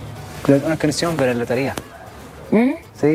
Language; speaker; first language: Spanish; non-native, learner; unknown